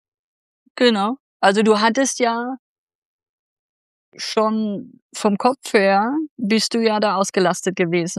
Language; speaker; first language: German; native; German